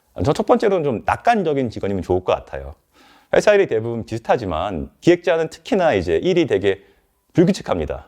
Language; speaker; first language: Korean; native; Korean